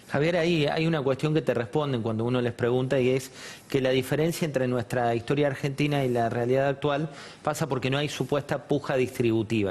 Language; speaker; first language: Spanish; native; Spanish